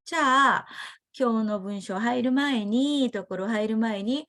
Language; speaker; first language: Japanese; non-native, fluent; Korean